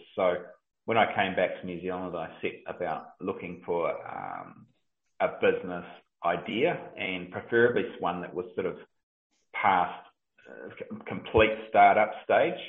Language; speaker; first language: English; native; English